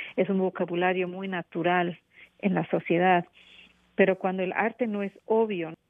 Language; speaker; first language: Spanish; native; Spanish